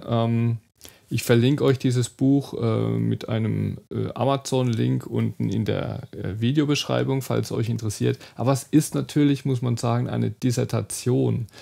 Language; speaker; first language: German; native; German